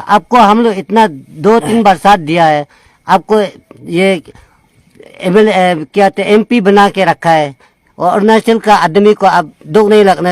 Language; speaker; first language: Hindi; non-native, local second language; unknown